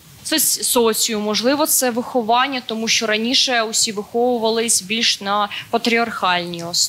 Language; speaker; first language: Ukrainian; native; Ukrainian